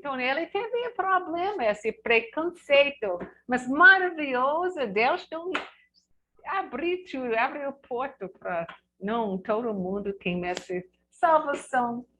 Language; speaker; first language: Portuguese; non-native, learner; English